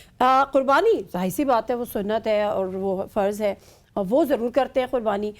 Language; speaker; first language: Urdu; native; Urdu